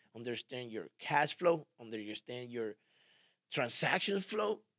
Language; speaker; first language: English; early bilingual, other home language; Spanish